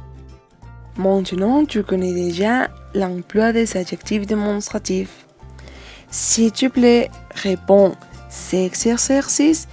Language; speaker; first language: French; non-native, fluent; Spanish